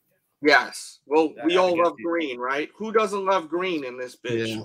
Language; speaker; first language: English; native; English